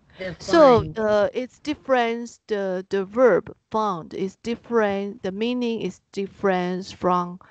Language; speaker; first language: English; non-native, learner; Chinese